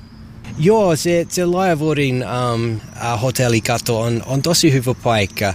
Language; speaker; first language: Finnish; non-native, learner; English